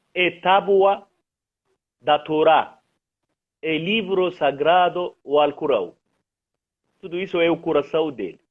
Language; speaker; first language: Portuguese; non-native, fluent; Arabic